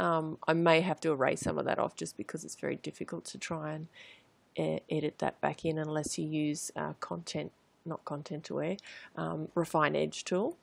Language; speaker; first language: English; native; English